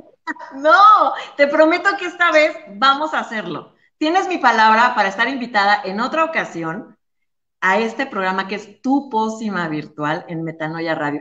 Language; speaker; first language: Spanish; native; Spanish